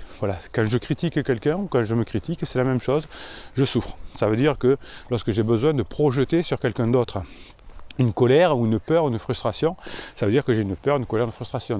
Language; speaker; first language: French; native; French